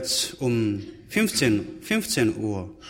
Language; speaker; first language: German; non-native, fluent; Korean